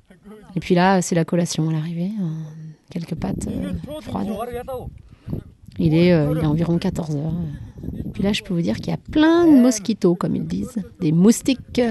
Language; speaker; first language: French; native; French